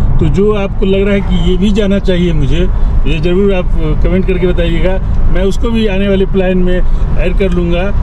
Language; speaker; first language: Hindi; native; Hindi